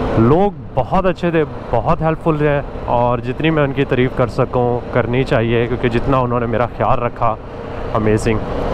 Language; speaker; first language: Urdu; non-native, local second language; Pashto